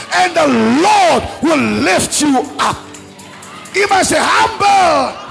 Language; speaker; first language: English; non-native, local second language; Afrikaans